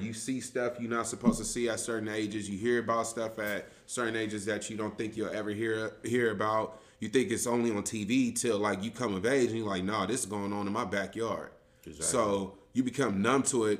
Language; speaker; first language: English; native; English